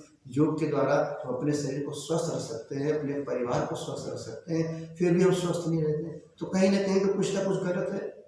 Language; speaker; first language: Hindi; native; Hindi